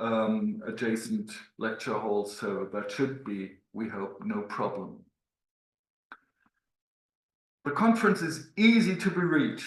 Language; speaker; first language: English; non-native, fluent; German